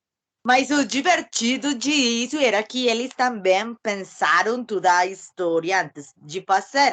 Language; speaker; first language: Portuguese; non-native, learner; Spanish